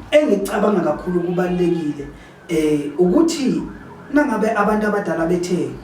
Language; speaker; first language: Zulu; native; Zulu